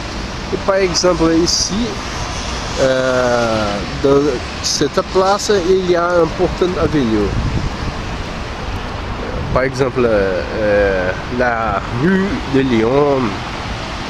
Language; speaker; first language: French; non-native, learner; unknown